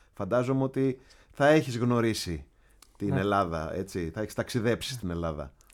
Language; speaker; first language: Greek; native; Greek